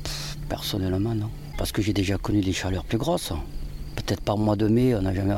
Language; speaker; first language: French; native; French